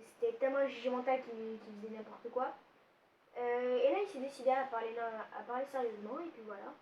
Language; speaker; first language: French; native; French